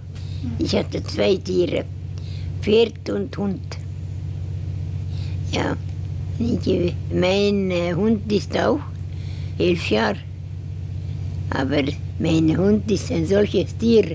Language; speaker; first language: German; non-native, learner; Estonian